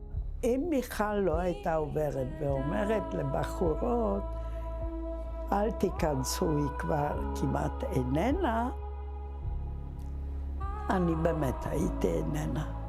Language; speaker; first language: Hebrew; non-native, fluent; Czech